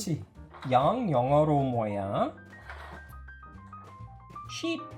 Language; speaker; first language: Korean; non-native, learner; English